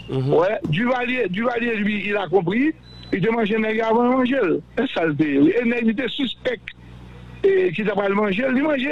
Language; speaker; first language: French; non-native, local second language; Haitian Creole